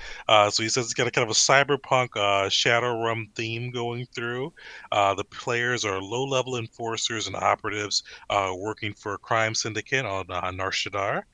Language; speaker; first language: English; native; English